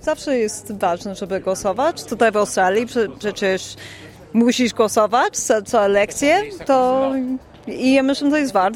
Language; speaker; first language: Polish; early bilingual, heritage; Polish